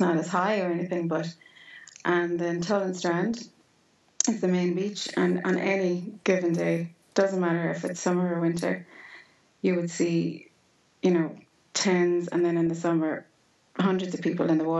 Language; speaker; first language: English; native; English